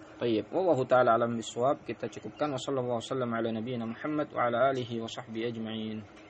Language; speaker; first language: Arabic; non-native, fluent; Indonesian